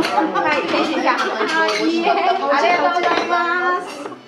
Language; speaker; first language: Japanese; non-native, fluent; Chinese